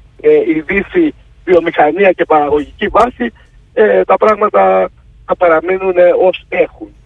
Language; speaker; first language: Greek; native; Greek